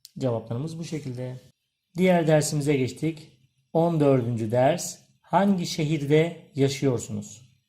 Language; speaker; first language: Turkish; native; Turkish